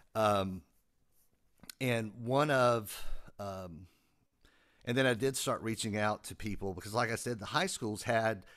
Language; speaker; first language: English; native; English